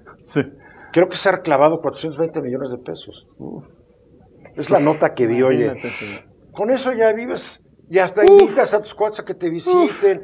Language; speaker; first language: Spanish; native; Spanish